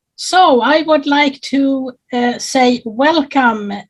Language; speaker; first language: English; non-native, fluent; Swedish